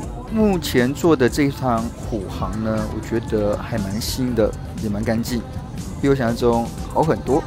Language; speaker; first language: Chinese; native; Chinese